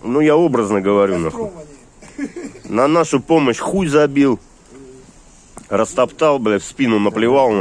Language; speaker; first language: Russian; native; Russian